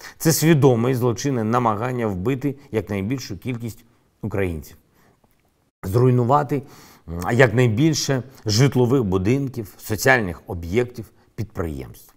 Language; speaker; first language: Ukrainian; non-native, local second language; Russian